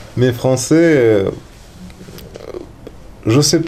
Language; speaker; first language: French; non-native, learner; Russian